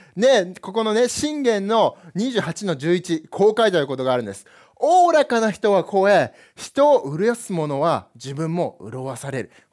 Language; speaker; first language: Japanese; early bilingual, heritage; Japanese